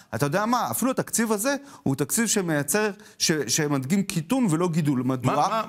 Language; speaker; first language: Hebrew; native; Hebrew